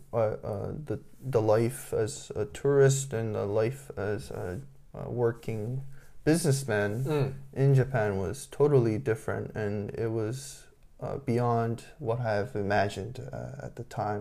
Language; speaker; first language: English; non-native, fluent; Japanese